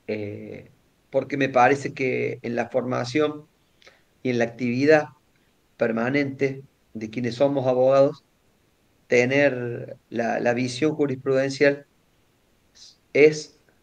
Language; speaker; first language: Spanish; native; Spanish